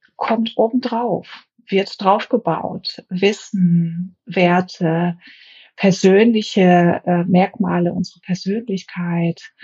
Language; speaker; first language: German; non-native, fluent; Greek